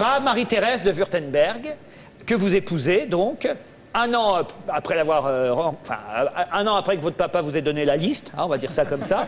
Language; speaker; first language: French; native; French